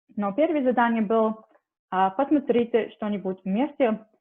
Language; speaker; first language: Russian; non-native, learner; English